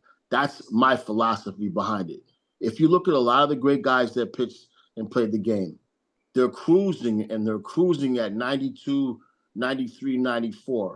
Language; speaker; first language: English; native; English